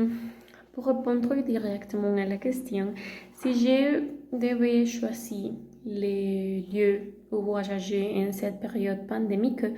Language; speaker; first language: French; non-native, learner; Spanish